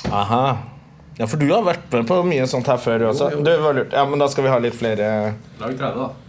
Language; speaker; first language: Norwegian; native; Norwegian